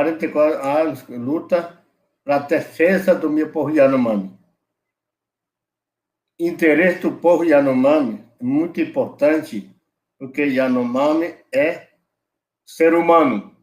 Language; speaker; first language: Portuguese; non-native, local second language; Yanomámi